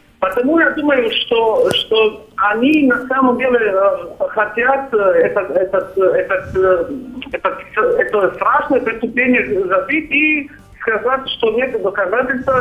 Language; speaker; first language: Russian; non-native, learner; Serbian